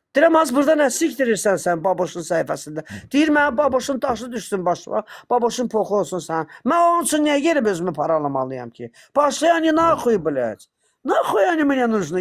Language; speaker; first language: Azerbaijani; native; Azerbaijani